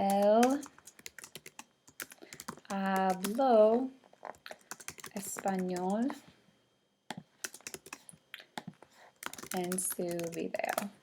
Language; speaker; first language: Spanish; non-native, fluent; English